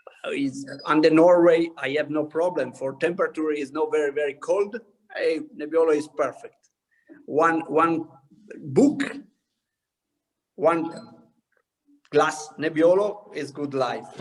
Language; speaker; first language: English; non-native, learner; Italian